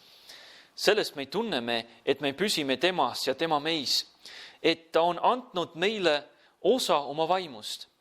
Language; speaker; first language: Estonian; non-native, fluent; English